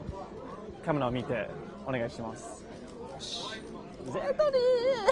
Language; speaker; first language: Japanese; non-native, learner; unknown